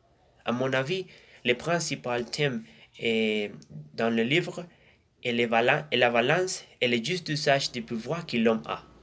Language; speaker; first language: French; non-native, fluent; Spanish